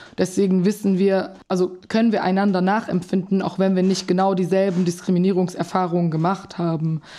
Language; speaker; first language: German; early bilingual, other home language; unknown